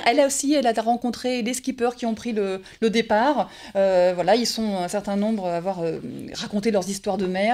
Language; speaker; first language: French; native; French